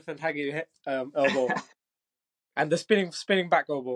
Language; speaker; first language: English; non-native, local second language; Bangla